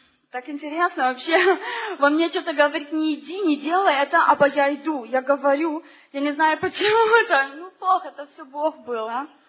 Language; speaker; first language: Russian; non-native, learner; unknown